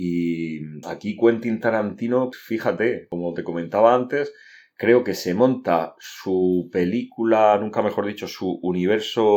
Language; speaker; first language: Spanish; native; Spanish